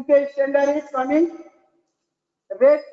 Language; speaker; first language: English; non-native, learner; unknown